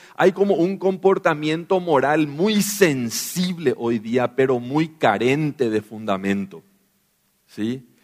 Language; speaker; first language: Spanish; native; Spanish